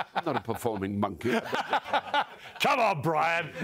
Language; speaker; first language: English; native; English